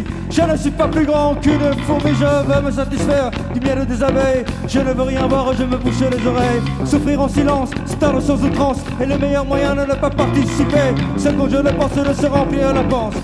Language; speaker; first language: French; native; French